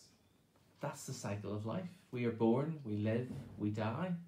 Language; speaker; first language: English; native; English